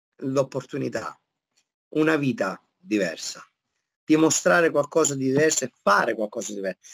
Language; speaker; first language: Italian; native; Italian